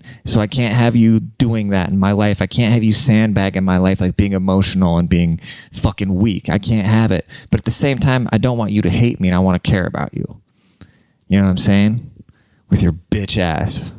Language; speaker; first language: English; native; English